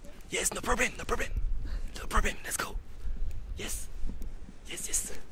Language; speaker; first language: English; non-native, learner; French